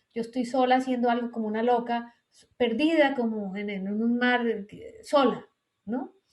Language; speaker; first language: Spanish; native; Spanish